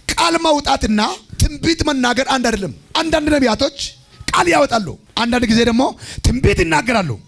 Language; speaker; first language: Amharic; non-native, local second language; Oromo